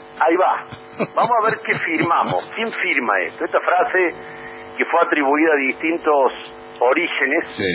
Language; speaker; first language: Spanish; native; Spanish